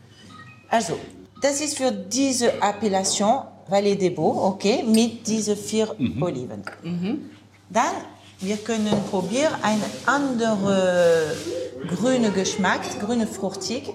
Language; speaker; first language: German; non-native, learner; French